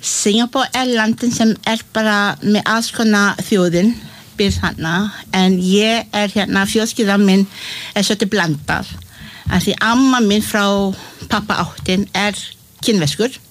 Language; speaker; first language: Icelandic; non-native, learner; Malay